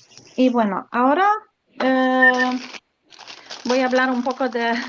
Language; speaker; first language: Spanish; non-native, learner; Polish